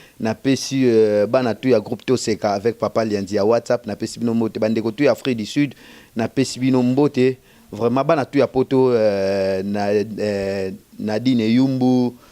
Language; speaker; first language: Lingala; native; Lingala